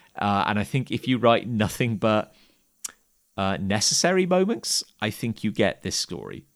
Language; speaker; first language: English; native; English